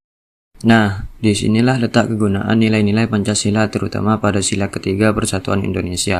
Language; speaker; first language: Indonesian; native; Indonesian